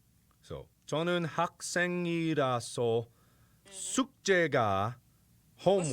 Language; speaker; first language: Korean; non-native, learner; English